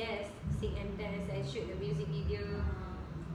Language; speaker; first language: English; non-native, local second language; Malay